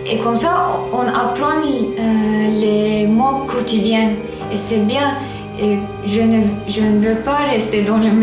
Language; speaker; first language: French; non-native, learner; Turkish